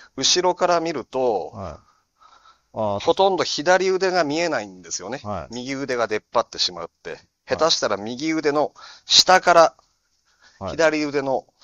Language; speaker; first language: Japanese; native; Japanese